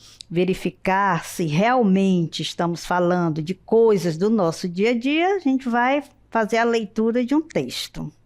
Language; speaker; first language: Portuguese; native; Portuguese